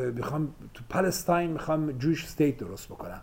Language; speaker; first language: Persian; native; Persian